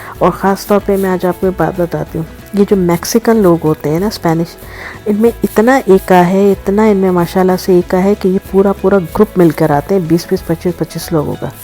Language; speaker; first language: Urdu; native; Urdu